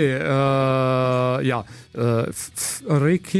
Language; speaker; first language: Italian; non-native, learner; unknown